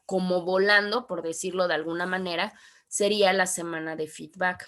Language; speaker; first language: Spanish; native; Spanish